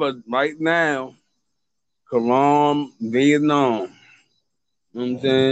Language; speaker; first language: English; native; English